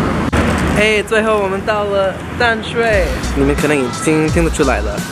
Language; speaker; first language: Chinese; non-native, fluent; Hindi